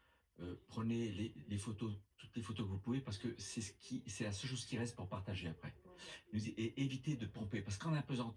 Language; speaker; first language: French; native; French